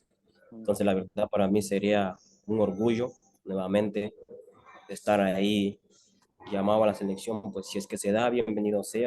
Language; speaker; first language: Spanish; native; Spanish